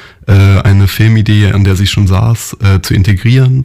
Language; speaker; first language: German; native; German